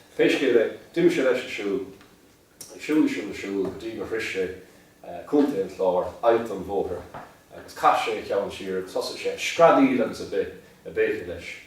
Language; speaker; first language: Irish; native; Irish